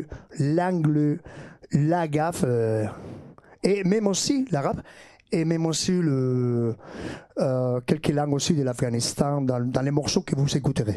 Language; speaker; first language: French; non-native, fluent; Basque